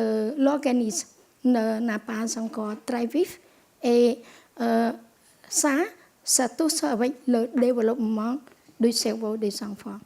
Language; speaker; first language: French; non-native, local second language; Khmer